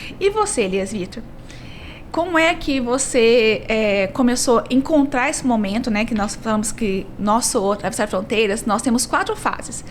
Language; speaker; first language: Portuguese; native; Portuguese